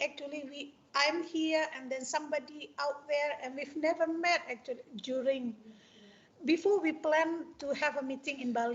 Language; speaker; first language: English; non-native, fluent; Indonesian